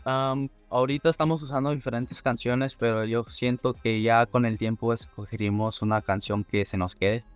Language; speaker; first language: Spanish; early bilingual, heritage; Spanish